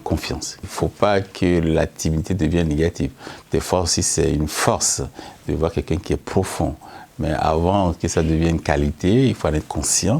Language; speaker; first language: French; native; French